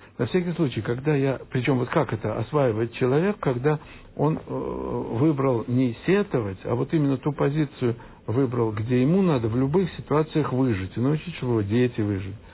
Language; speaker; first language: Russian; native; Russian